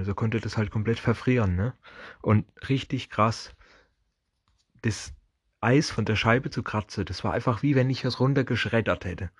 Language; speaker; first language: German; native; German